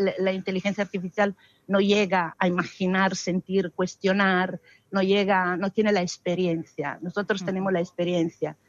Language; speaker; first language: Spanish; non-native, fluent; Italian